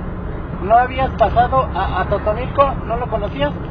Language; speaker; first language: Spanish; native; Spanish